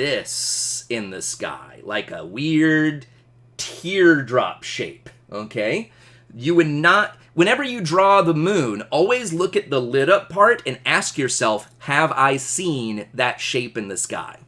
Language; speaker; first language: English; native; English